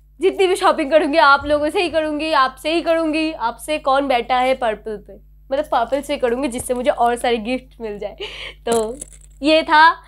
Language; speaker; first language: Hindi; non-native, local second language; Bangla